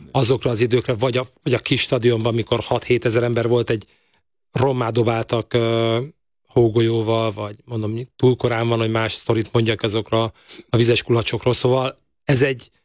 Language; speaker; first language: Hungarian; native; Hungarian